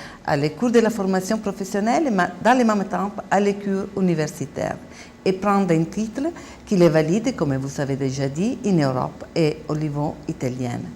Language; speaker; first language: French; non-native, learner; Italian